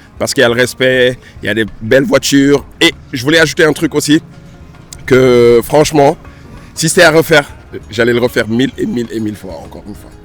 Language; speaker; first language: French; non-native, local second language; Wolof